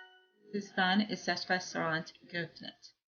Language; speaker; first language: German; non-native, learner; English